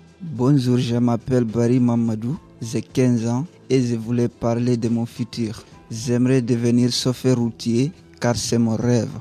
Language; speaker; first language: French; non-native, learner; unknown